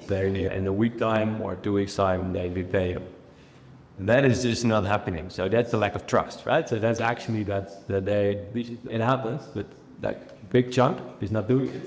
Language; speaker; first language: English; non-native, fluent; Dutch